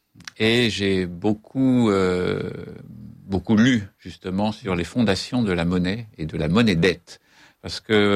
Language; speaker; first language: French; native; French